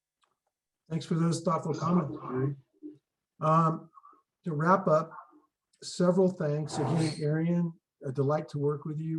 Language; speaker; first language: English; native; English